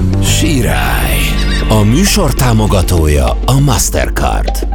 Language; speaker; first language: Hungarian; native; Hungarian